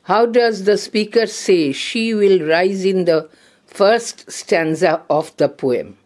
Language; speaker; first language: English; non-native, local second language; Bangla